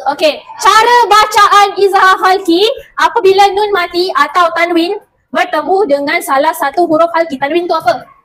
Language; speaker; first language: Malay; native; Malay